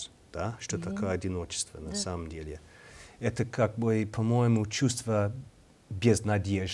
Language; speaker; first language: Russian; non-native, learner; English